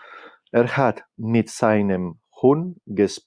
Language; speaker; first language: German; non-native, fluent; Catalan